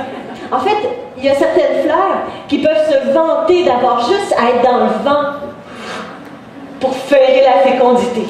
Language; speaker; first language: French; native; French